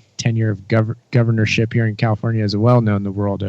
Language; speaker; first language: English; native; English